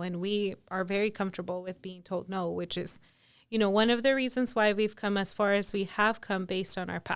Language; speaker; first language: English; early bilingual, other home language; Spanish